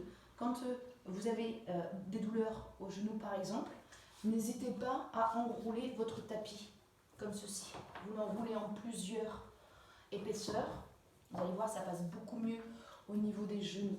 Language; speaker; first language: French; native; French